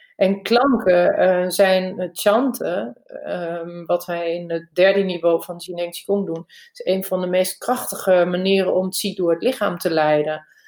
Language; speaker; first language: Dutch; non-native, fluent; German